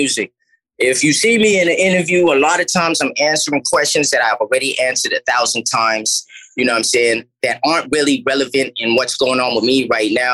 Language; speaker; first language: English; native; English